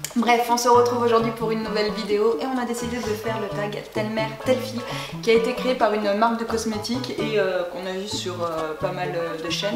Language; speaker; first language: French; native; French